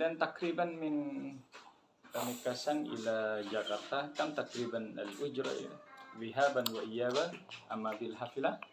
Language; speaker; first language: Arabic; non-native, learner; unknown